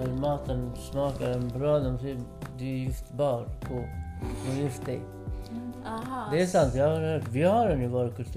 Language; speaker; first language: Swedish; non-native, fluent; Kurdish